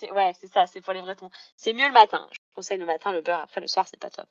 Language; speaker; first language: French; native; French